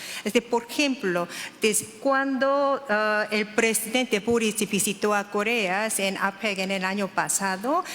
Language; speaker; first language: Spanish; non-native, fluent; Korean